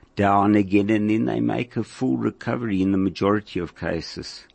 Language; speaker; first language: English; native; English